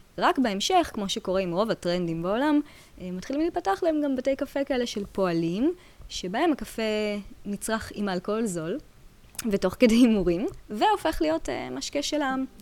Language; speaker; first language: Hebrew; native; Hebrew